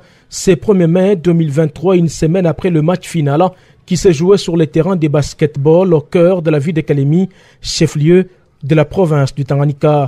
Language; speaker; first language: French; non-native, local second language; Swahili